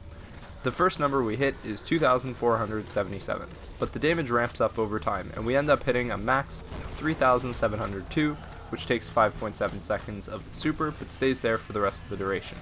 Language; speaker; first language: English; native; English